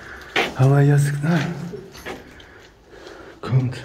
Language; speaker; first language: German; early bilingual, other home language; Turkish